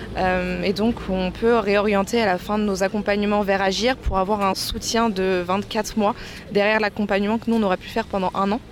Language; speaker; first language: French; native; French